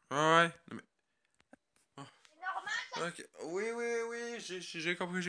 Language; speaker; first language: French; native; French